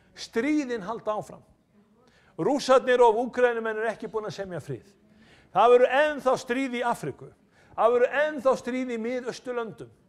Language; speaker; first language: Icelandic; native; Icelandic